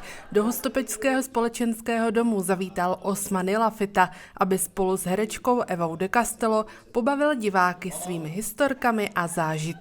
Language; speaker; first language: Czech; native; Czech